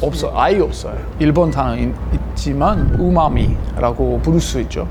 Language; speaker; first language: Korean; non-native, learner; English